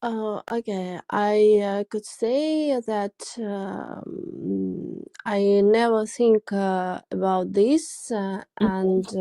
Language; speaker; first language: English; non-native, learner; Russian